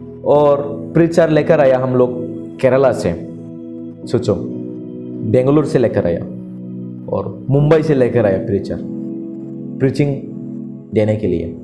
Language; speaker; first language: Hindi; non-native, local second language; Kok Borok